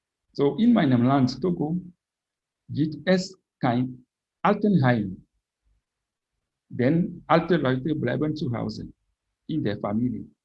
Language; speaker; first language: German; non-native, fluent; French